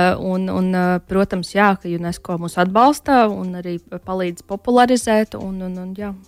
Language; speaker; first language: Latvian; native; Latvian